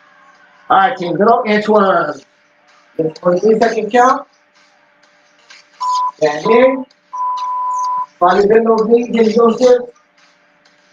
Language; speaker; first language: English; native; English